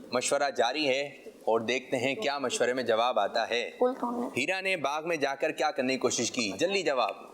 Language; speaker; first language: Urdu; native; Urdu